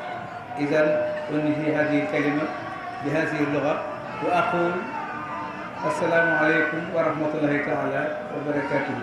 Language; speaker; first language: Arabic; non-native, fluent; Wolof